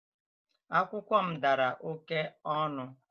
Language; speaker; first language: Igbo; native; Igbo